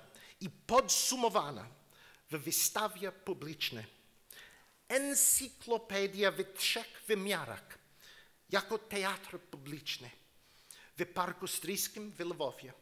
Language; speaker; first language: Polish; non-native, learner; English